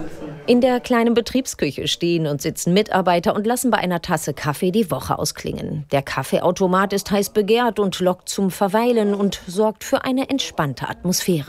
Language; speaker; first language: German; native; German